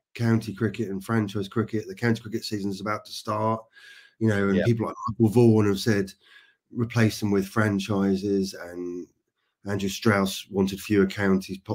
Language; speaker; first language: English; native; English